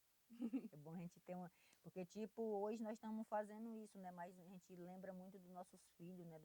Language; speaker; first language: Portuguese; non-native, local second language; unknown